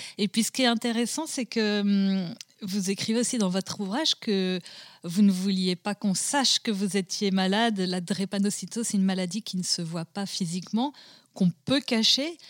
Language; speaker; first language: French; native; French